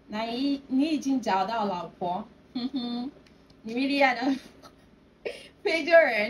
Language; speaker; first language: Chinese; non-native, fluent; Yoruba